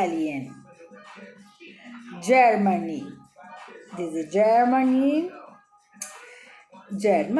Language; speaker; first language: English; non-native, learner; Portuguese